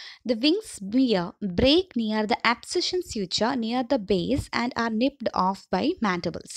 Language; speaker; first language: English; non-native, local second language; Malayalam